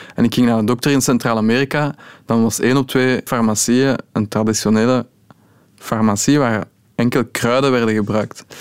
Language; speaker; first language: Dutch; native; Dutch